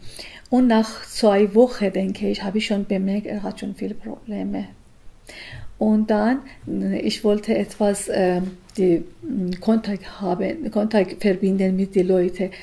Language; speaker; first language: German; non-native, learner; Persian